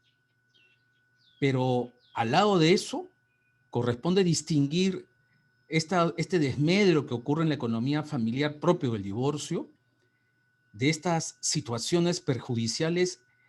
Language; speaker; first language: Spanish; native; Spanish